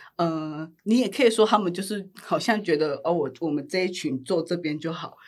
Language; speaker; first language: Chinese; native; Chinese